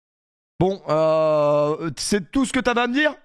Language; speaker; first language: French; native; French